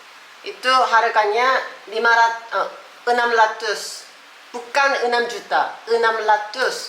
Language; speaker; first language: Indonesian; non-native, learner; Korean